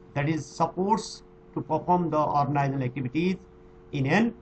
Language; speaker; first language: English; non-native, local second language; Nepali